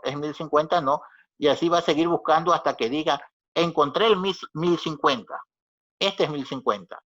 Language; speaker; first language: Spanish; native; Spanish